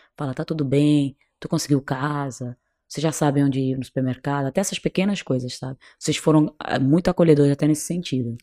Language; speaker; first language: Portuguese; non-native, local second language; Kabuverdianu